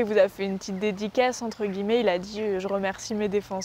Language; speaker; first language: French; native; French